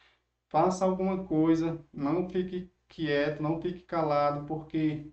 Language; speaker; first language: Portuguese; native; Portuguese